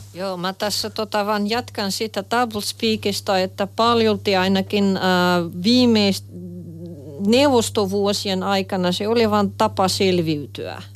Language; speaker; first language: Finnish; non-native, fluent; Russian